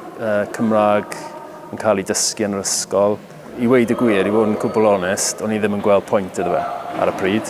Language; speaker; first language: Welsh; non-native, local second language; English